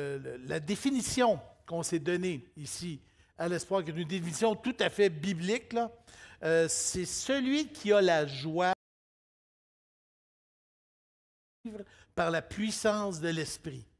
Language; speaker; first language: French; native; French